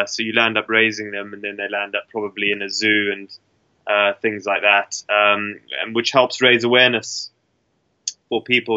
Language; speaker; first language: English; native; English